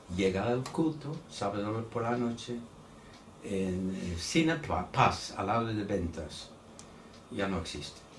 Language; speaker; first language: Spanish; non-native, fluent; Dutch